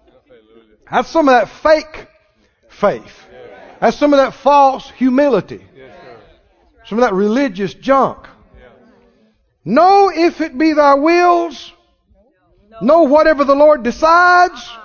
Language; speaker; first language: English; native; English